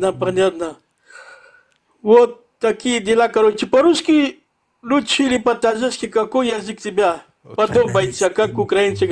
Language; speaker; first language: Russian; non-native, fluent; Persian